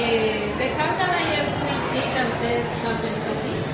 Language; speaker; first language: French; non-native, learner; Spanish